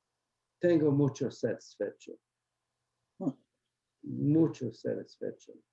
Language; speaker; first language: Spanish; non-native, learner; English